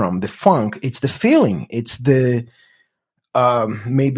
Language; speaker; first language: English; non-native, fluent; Portuguese